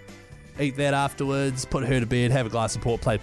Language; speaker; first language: English; native; English